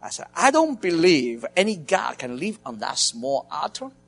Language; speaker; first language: English; non-native, learner; Chinese